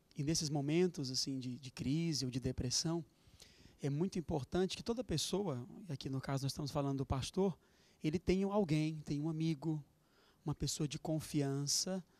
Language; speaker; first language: Portuguese; native; Portuguese